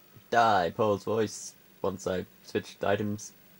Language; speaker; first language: English; native; English